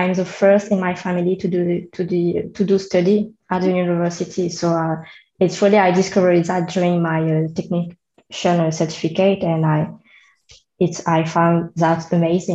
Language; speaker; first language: English; non-native, learner; French